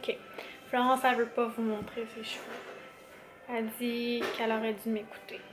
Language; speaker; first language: French; native; French